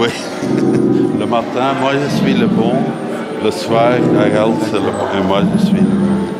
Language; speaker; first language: French; non-native, local second language; Dutch